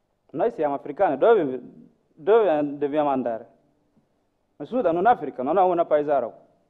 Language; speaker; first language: Italian; non-native, learner; Masai